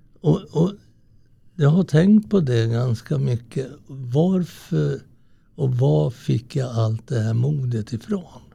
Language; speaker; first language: Swedish; early bilingual, other home language; Italian